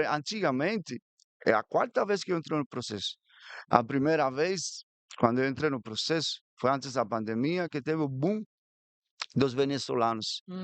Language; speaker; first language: Portuguese; non-native, fluent; Spanish